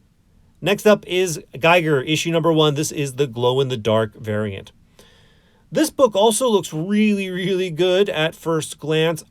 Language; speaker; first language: English; native; English